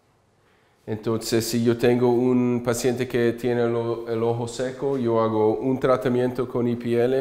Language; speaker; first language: Spanish; early bilingual, heritage; English